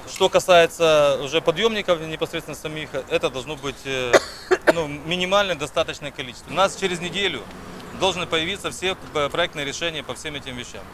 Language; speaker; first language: Russian; non-native, local second language; Ukrainian